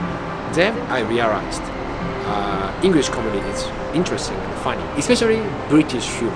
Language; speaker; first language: English; non-native, fluent; Japanese